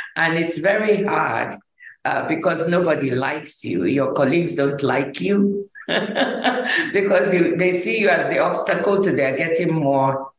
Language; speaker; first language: English; non-native, local second language; Igbo